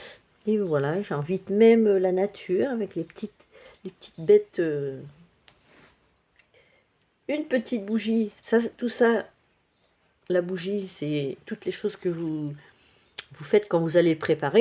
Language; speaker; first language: French; native; French